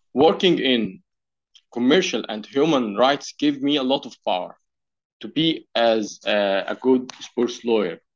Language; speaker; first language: English; non-native, learner; Arabic